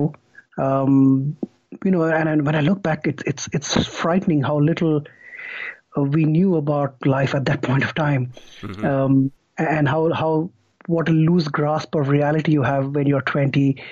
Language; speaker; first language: English; non-native, local second language; Bangla